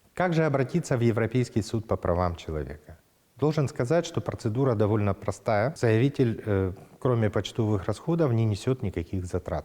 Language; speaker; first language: Russian; native; Russian